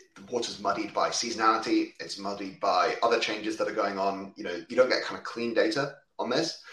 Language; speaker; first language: English; native; English